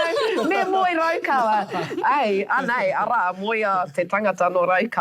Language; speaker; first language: Māori; non-native, local second language; English